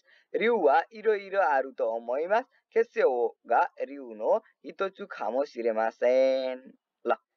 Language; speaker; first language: Japanese; non-native, fluent; Nepali